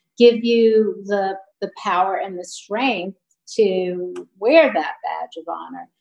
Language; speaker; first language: English; native; English